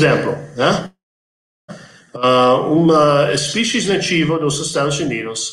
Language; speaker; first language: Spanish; non-native, learner; English